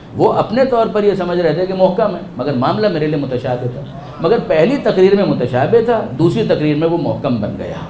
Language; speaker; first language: Urdu; non-native, local second language; Gujarati